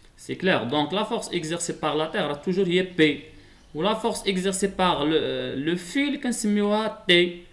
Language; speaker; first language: French; non-native, local second language; Arabic